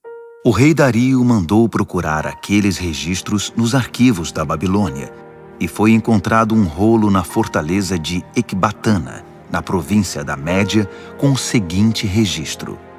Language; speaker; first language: Portuguese; native; Portuguese